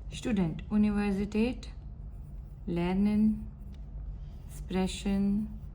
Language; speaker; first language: German; non-native, learner; Gujarati